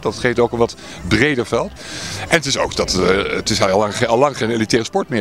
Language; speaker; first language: Dutch; native; Dutch